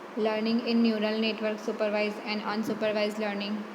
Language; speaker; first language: English; non-native, local second language; Gujarati